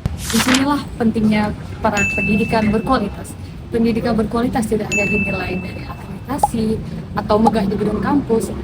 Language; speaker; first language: Indonesian; native; Indonesian